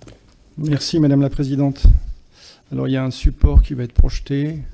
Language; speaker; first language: French; native; French